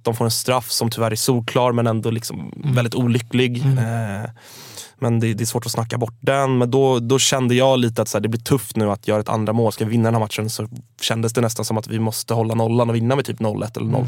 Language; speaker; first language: Swedish; native; Swedish